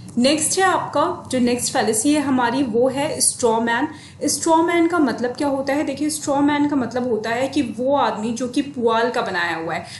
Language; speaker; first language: Hindi; native; Hindi